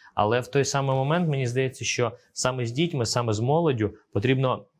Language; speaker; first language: Ukrainian; early bilingual, other home language; Russian